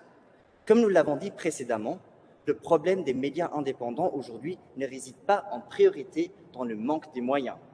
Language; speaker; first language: French; native; French